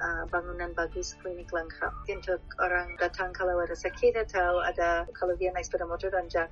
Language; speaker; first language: Indonesian; non-native, fluent; English